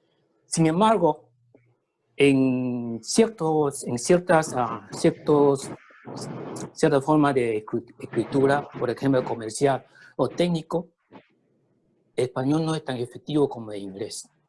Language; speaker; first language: Spanish; early bilingual, other home language; Chinese